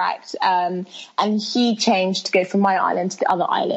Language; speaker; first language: English; early bilingual, other home language; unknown